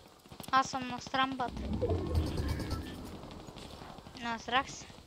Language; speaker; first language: Bulgarian; native; Bulgarian